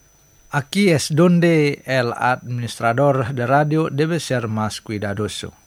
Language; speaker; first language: Spanish; non-native, fluent; Indonesian